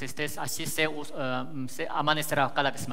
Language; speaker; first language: Spanish; native; Spanish